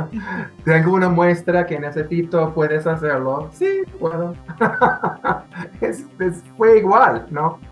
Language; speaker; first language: Spanish; non-native, fluent; English